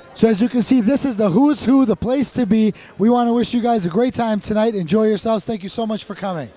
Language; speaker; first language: English; early bilingual, other home language; Russian